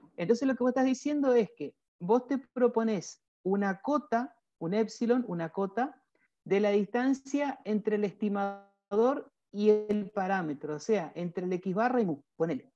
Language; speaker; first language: Spanish; native; Spanish